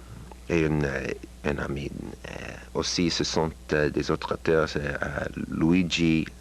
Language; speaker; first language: French; non-native, learner; English